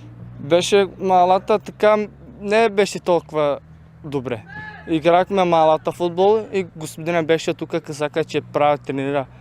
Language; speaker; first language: Bulgarian; non-native, local second language; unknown